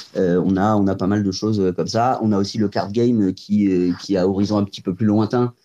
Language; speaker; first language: French; native; French